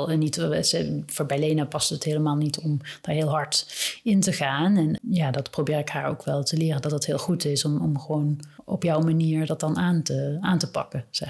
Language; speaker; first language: Dutch; native; Dutch